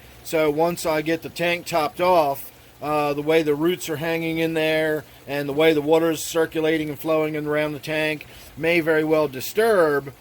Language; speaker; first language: English; native; English